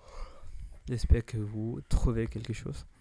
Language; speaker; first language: French; non-native, learner; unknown